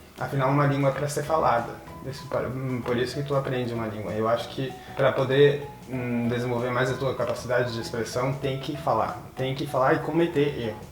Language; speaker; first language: Portuguese; non-native, fluent; English